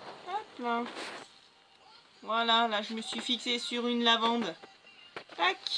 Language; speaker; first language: French; native; French